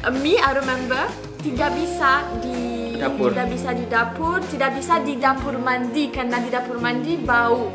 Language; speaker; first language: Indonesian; non-native, learner; English